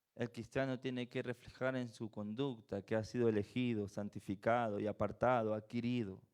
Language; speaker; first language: Spanish; native; Spanish